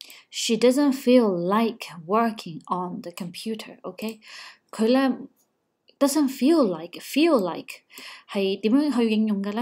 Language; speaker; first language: English; non-native, local second language; Cantonese